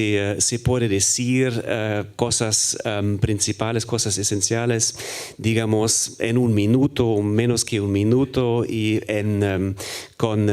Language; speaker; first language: Spanish; non-native, fluent; German